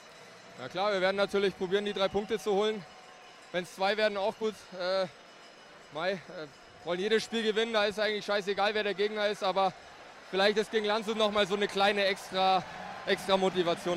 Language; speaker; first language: German; native; German